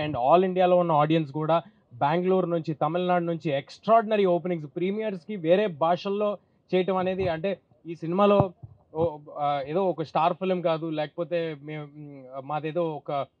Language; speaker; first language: Telugu; native; Telugu